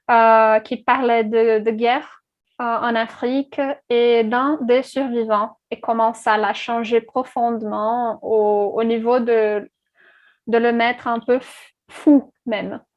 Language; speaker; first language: French; non-native, fluent; Portuguese